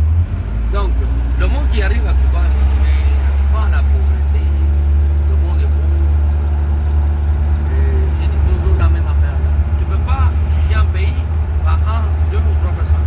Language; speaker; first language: French; native; French